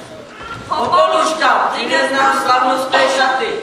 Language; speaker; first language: Czech; non-native, learner; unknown